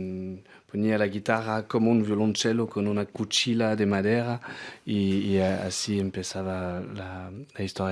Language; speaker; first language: Spanish; non-native, learner; French